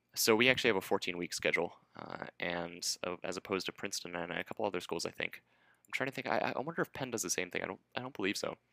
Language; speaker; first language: English; native; English